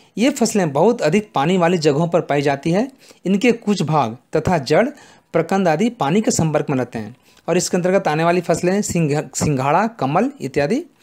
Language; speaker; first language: Hindi; native; Hindi